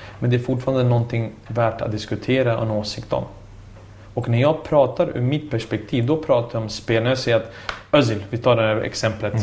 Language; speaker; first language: Swedish; early bilingual, other home language; Serbian